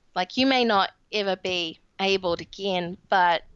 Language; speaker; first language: English; native; English